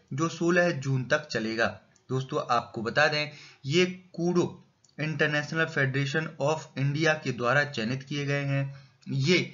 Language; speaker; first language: Hindi; native; Hindi